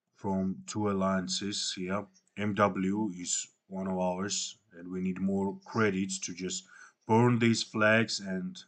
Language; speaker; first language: English; non-native, fluent; Georgian